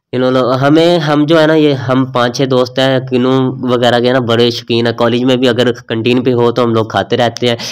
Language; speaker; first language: Urdu; non-native, local second language; Saraiki